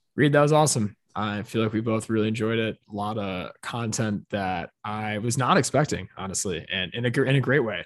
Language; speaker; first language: English; native; English